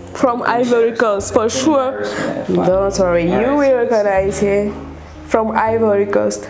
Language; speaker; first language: English; non-native, local second language; French